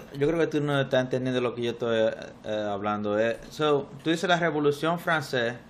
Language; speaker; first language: Spanish; early bilingual, heritage; Spanish